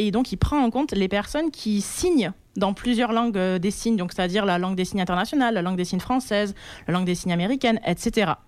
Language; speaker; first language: French; native; French